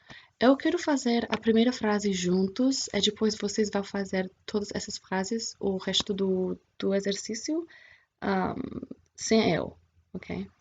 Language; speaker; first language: Portuguese; non-native, fluent; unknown